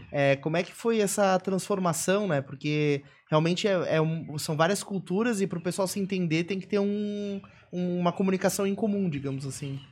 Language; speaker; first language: Portuguese; native; Portuguese